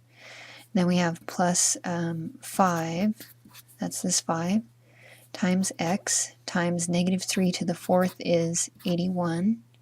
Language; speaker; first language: English; native; English